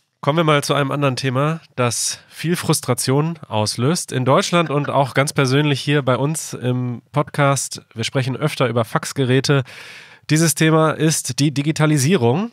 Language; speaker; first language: German; native; German